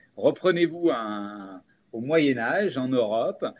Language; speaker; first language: French; native; French